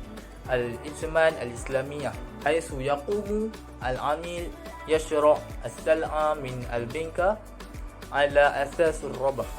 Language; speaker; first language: Arabic; non-native, learner; Malay